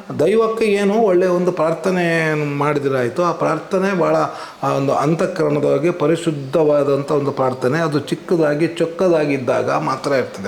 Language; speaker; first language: Kannada; non-native, local second language; Tulu